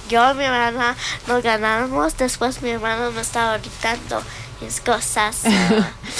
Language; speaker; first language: Spanish; early bilingual, other home language; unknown